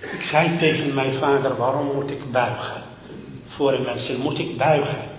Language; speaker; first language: Dutch; non-native, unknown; Arabic